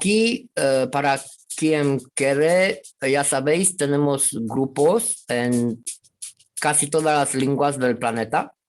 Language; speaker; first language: Spanish; non-native, fluent; Romanian